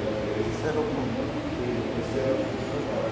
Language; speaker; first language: Spanish; non-native, learner; Korean